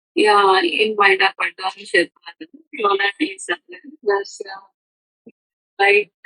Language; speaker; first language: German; non-native, learner; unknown